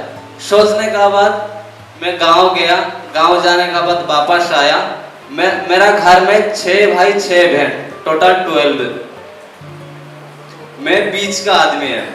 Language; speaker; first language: Hindi; non-native, local second language; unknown